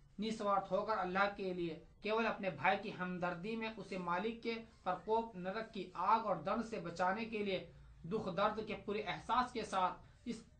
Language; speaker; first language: Hindi; native; Hindi